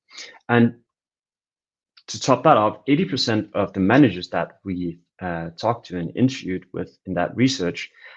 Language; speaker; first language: English; non-native, fluent; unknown